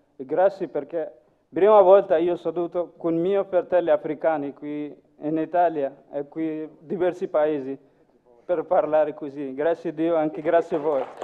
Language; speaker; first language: Italian; non-native, learner; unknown